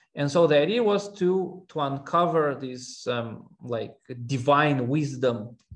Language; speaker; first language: English; non-native, fluent; Armenian